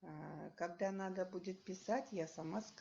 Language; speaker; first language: Russian; non-native, local second language; Kyrgyz